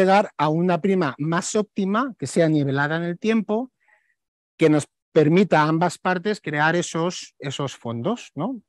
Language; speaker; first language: Spanish; native; Spanish